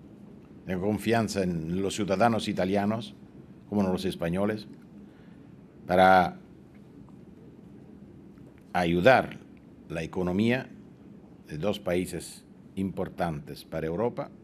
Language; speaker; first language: Spanish; non-native, fluent; Italian